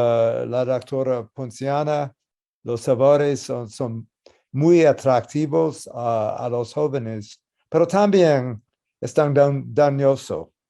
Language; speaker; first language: Spanish; non-native, learner; English